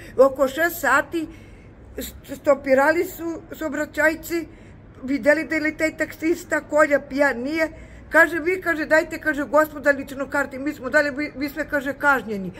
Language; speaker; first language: Serbian; non-native, local second language; Albanian